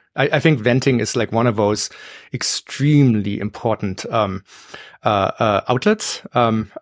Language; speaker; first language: English; non-native, fluent; German